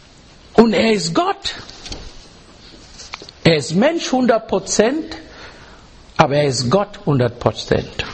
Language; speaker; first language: German; non-native, learner; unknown